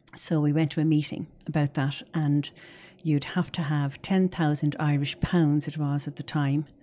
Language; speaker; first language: English; native; English